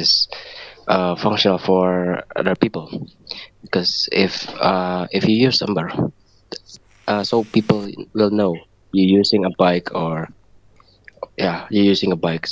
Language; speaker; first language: English; non-native, learner; Indonesian